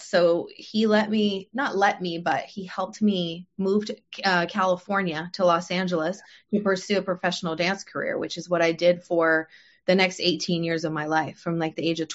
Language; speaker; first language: English; early bilingual, other home language; French